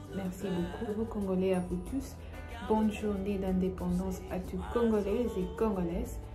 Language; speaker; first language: French; non-native, local second language; Lingala